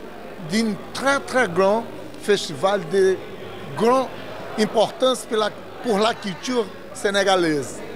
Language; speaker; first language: French; non-native, learner; Portuguese